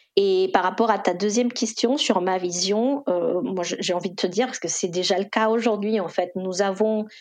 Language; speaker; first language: French; non-native, fluent; Spanish